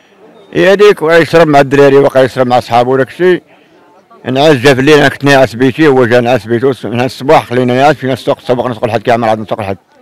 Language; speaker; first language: Arabic; native; Arabic